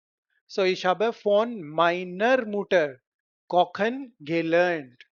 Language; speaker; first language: German; non-native, fluent; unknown